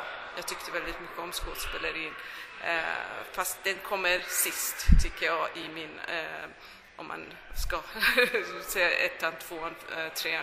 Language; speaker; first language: Swedish; non-native, fluent; Persian